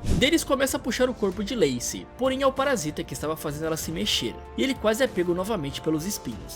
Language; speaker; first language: Portuguese; native; Portuguese